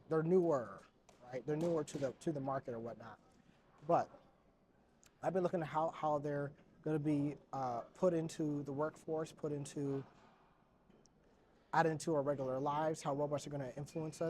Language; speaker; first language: English; native; English